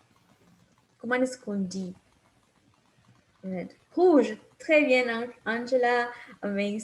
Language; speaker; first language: French; non-native, fluent; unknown